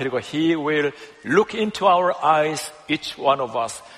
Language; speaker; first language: English; non-native, fluent; Korean